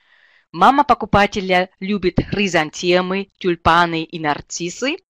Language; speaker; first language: Russian; non-native, fluent; German